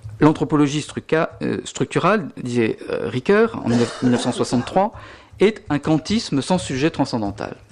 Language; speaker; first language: French; native; French